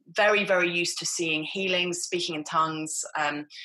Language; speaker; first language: English; native; English